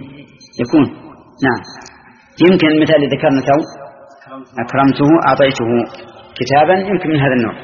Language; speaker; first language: Arabic; native; Arabic